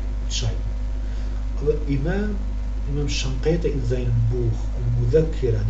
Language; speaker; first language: German; non-native, fluent; Arabic